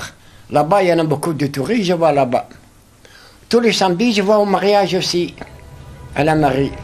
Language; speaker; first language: French; non-native, learner; Arabic